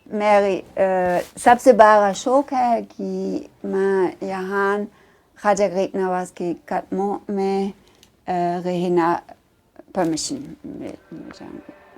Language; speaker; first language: Urdu; non-native, learner; German